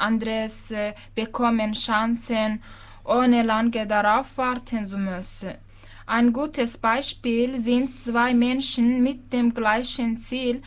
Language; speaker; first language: German; non-native, fluent; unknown